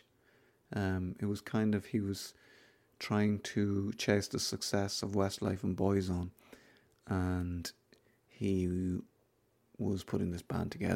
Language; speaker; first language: English; native; English